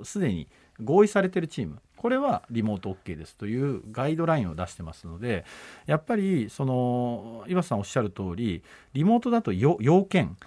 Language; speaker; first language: Japanese; native; Japanese